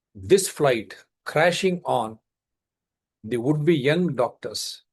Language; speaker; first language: English; non-native, local second language; Telugu